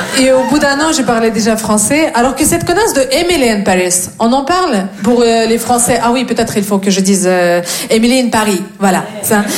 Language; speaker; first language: French; non-native, fluent; Russian